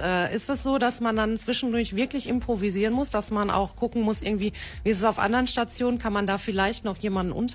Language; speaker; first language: German; native; German